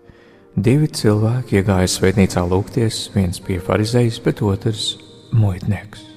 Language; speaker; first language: Latvian; native; Latvian